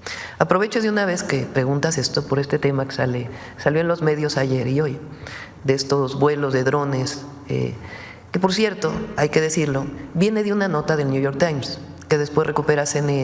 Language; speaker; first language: Spanish; native; Spanish